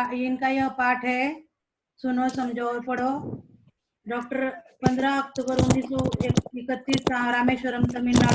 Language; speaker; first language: Hindi; non-native, local second language; Marathi